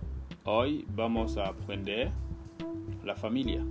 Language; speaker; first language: Spanish; non-native, fluent; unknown